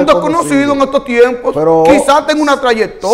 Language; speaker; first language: Spanish; native; Spanish